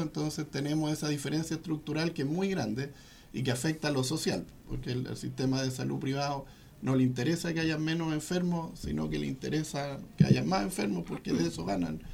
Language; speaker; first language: Spanish; native; Spanish